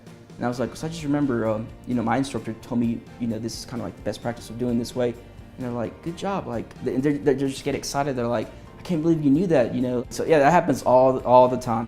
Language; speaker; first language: English; early bilingual, other home language; Spanish